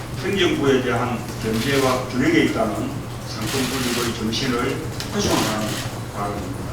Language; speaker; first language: Korean; native; Korean